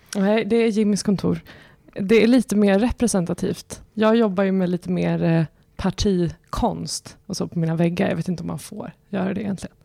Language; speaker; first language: Swedish; native; Swedish